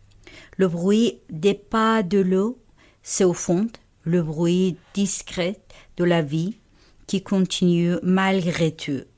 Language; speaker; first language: French; non-native, fluent; Persian